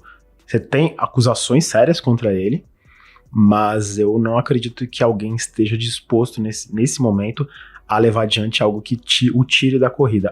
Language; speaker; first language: Portuguese; native; Portuguese